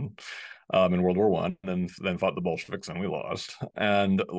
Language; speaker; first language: English; native; English